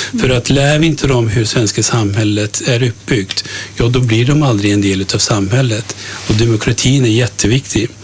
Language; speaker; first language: Swedish; early bilingual, other home language; Turkish